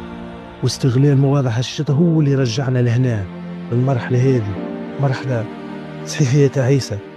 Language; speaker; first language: Arabic; native; Arabic